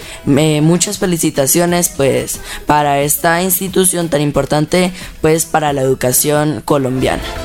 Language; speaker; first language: Spanish; native; Spanish